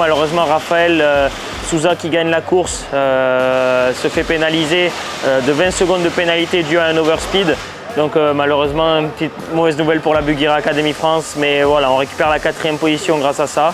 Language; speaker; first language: French; native; French